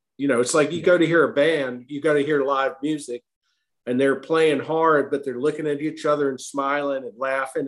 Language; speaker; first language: English; native; English